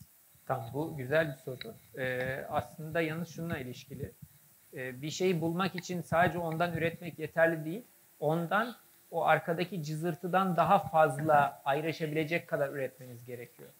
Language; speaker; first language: Turkish; native; Turkish